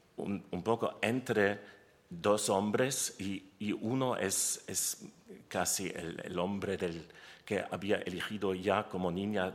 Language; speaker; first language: Spanish; non-native, learner; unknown